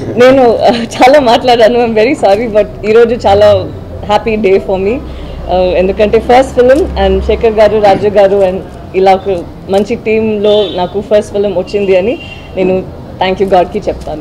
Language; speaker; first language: Telugu; non-native, fluent; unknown